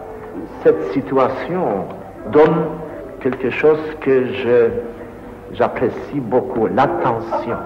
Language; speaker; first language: French; non-native, fluent; Polish